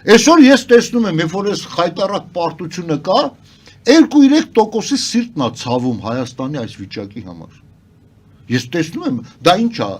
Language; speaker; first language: Armenian; native; Armenian